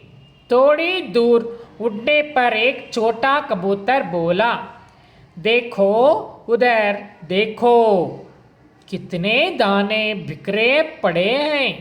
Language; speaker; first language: Hindi; non-native, local second language; Kannada